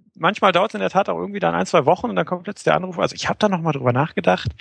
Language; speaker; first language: German; native; German